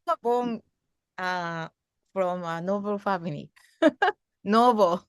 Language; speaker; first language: English; non-native, fluent; Japanese